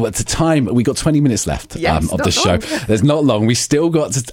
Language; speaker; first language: English; native; English